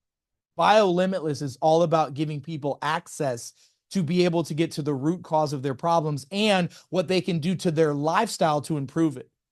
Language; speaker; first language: English; native; English